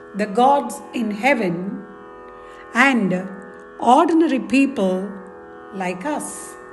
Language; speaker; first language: English; non-native, local second language; Tamil